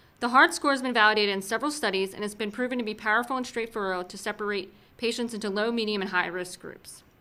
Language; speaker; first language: English; native; English